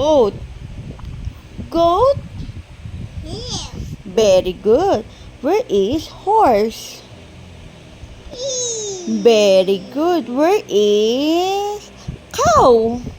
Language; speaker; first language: English; non-native, local second language; Filipino